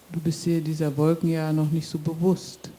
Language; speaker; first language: German; native; German